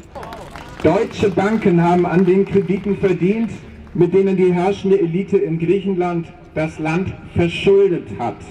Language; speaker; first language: German; native; German